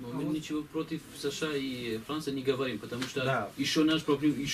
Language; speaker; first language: Russian; non-native, learner; Kurdish